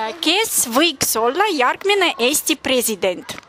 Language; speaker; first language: Estonian; non-native, local second language; Russian